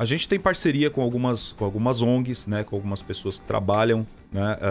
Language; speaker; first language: Portuguese; native; Portuguese